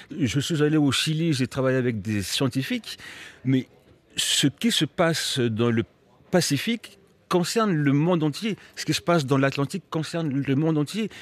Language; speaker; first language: French; early bilingual, other home language; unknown